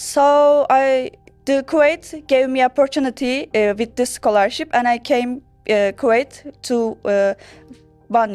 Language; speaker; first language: English; non-native, learner; Turkish